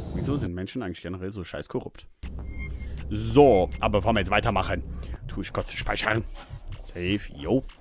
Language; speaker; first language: German; native; German